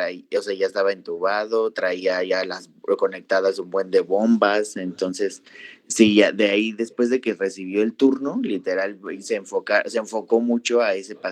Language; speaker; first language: Spanish; native; Spanish